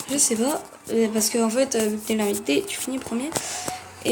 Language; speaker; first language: French; native; French